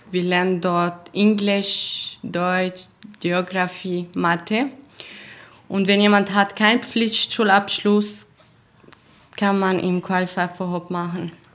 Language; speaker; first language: German; non-native, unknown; Kurdish